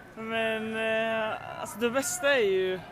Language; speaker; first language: Swedish; non-native, fluent; Arabic